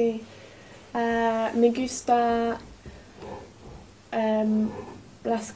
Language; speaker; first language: Spanish; non-native, learner; English